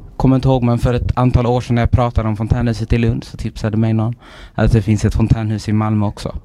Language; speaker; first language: Swedish; native; Swedish